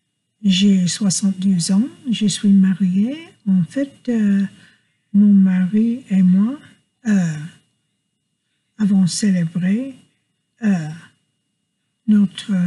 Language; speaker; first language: French; non-native, learner; English